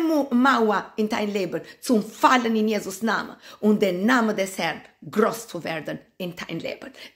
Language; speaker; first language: German; non-native, fluent; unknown